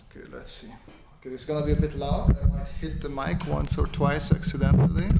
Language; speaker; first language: English; non-native, fluent; Romanian